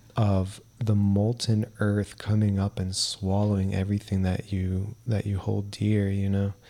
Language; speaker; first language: English; early bilingual, other home language; Spanish